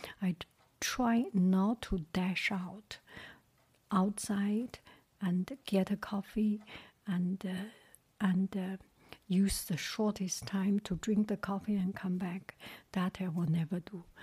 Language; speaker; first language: English; non-native, fluent; Chinese